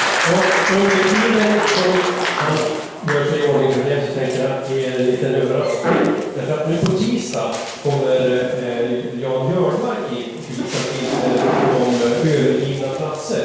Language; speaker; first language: Swedish; native; Swedish